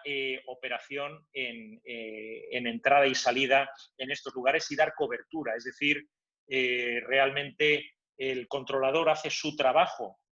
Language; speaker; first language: Spanish; native; Spanish